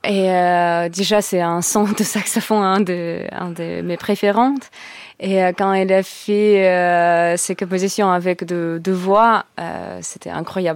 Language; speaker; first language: French; non-native, learner; Russian